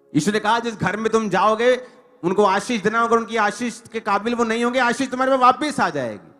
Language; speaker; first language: Hindi; non-native, local second language; Punjabi